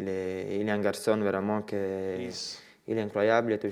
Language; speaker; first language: French; non-native, fluent; Italian